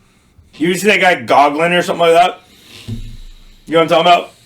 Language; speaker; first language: English; native; English